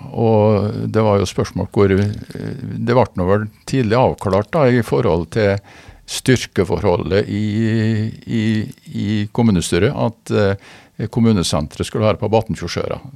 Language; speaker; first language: Norwegian; native; Norwegian